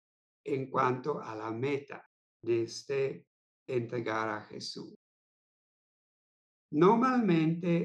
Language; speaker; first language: Spanish; non-native, fluent; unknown